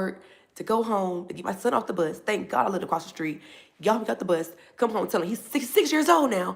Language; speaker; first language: English; native; English